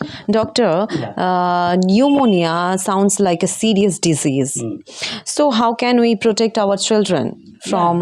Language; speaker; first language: English; non-native, local second language; Bangla